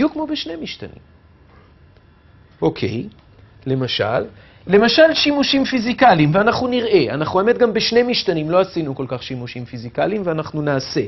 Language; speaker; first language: Hebrew; native; Hebrew